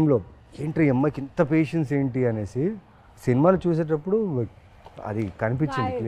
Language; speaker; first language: Telugu; native; Telugu